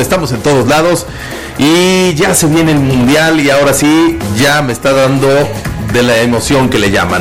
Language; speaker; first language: Spanish; native; Spanish